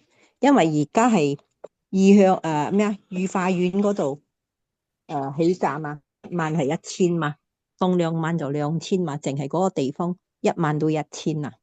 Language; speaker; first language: Cantonese; native; Cantonese